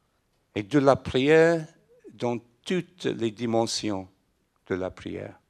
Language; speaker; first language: French; non-native, fluent; English